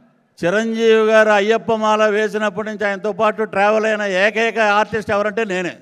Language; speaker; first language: Telugu; native; Telugu